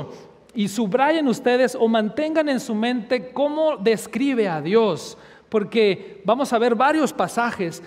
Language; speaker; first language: Spanish; native; Spanish